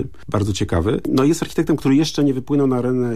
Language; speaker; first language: Polish; native; Polish